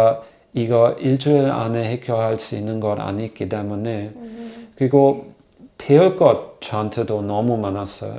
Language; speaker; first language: Korean; non-native, fluent; German